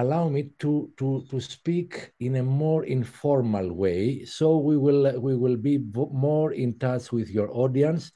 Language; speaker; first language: English; non-native, fluent; Greek